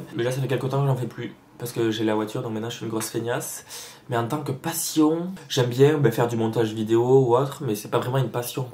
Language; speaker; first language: French; native; French